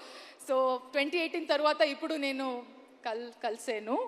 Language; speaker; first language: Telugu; non-native, learner; Kannada